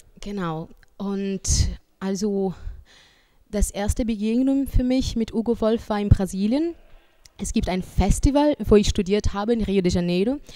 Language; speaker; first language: German; non-native, fluent; Portuguese